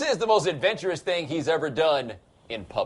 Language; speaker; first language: English; native; English